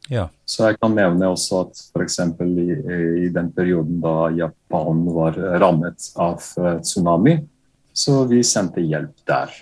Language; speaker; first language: Norwegian; non-native, fluent; Bosnian